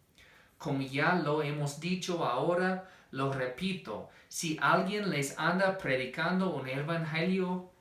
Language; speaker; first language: Spanish; non-native, fluent; English